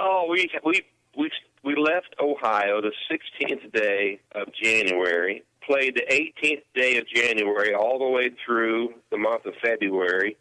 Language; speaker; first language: English; native; English